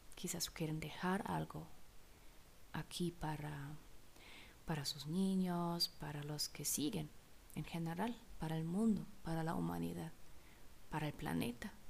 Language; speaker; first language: Spanish; non-native, fluent; German